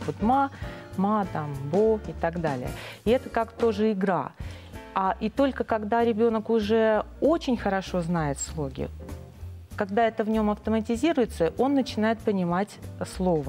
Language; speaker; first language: Russian; native; Russian